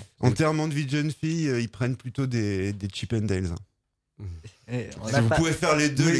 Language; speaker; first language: French; native; French